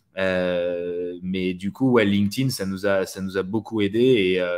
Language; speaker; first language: French; native; French